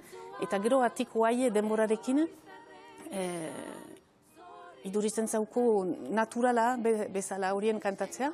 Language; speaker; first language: Basque; native; Basque